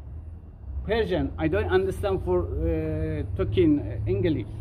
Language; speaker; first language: English; non-native, learner; Persian